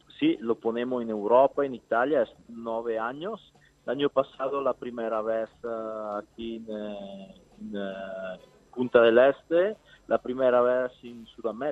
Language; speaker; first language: Spanish; non-native, learner; Italian